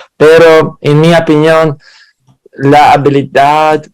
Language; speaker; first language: Spanish; non-native, learner; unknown